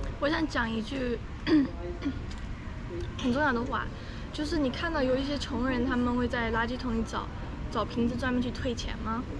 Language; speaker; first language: Chinese; early bilingual, other home language; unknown